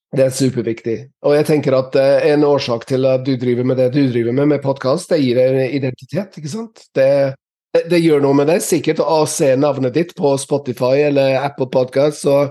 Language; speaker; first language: Norwegian; non-native, fluent; English